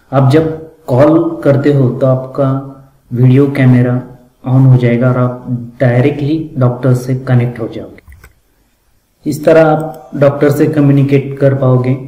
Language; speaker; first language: Hindi; non-native, local second language; Marathi